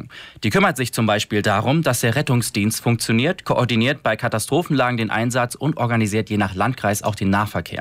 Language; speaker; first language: German; native; German